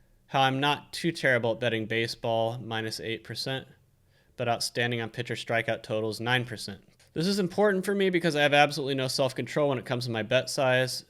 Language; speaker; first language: English; native; English